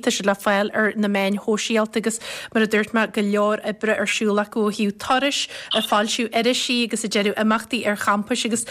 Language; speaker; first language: Irish; native; Irish